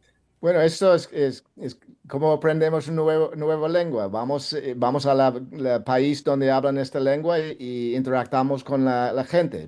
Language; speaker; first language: Spanish; non-native, fluent; English